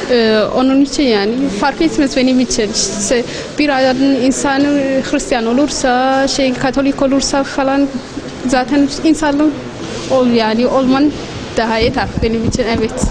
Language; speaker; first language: Turkish; non-native, learner; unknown